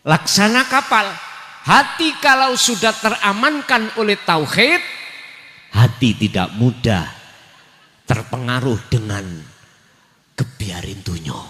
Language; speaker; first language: Indonesian; non-native, local second language; Javanese